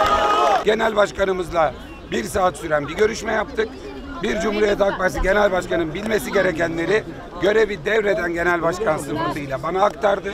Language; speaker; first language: Turkish; native; Turkish